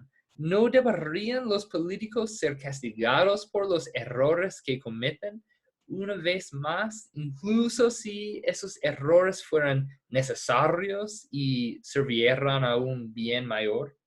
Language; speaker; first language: Spanish; non-native, fluent; English